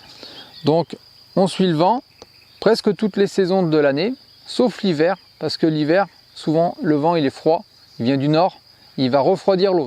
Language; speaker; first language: French; native; French